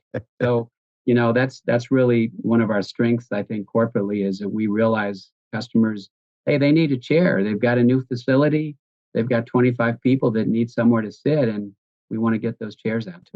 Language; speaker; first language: English; native; English